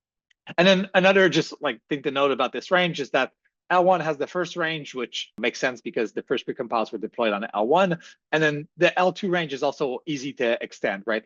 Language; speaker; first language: English; native; English